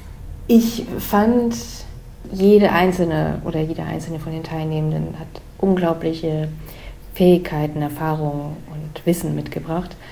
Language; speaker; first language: German; native; German